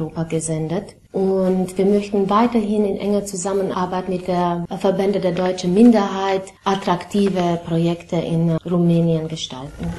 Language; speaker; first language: German; non-native, fluent; Romanian